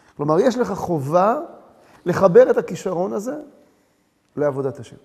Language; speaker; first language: Hebrew; early bilingual, other home language; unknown